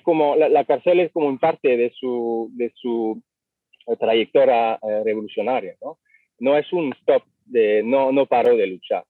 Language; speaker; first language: Spanish; non-native, fluent; French